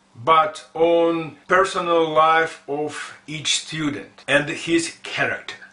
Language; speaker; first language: English; non-native, fluent; Russian